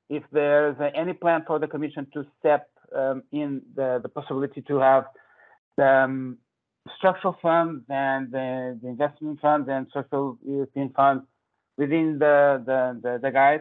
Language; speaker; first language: English; non-native, fluent; Portuguese